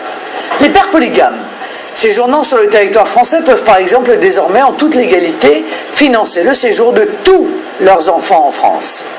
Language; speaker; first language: French; native; French